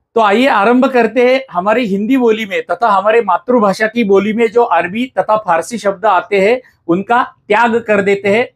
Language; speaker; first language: Hindi; non-native, local second language; Marathi